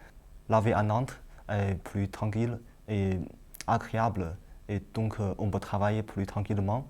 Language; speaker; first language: French; non-native, learner; Chinese